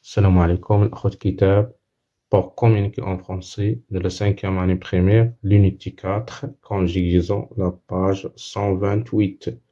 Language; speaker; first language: French; non-native, local second language; Arabic